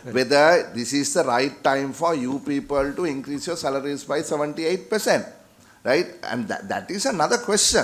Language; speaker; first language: English; non-native, local second language; Sinhala